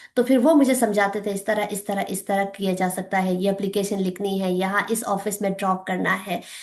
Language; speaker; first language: Urdu; non-native, local second language; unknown